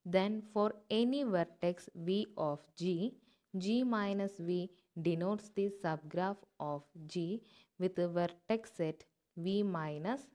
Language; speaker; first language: English; non-native, local second language; Malayalam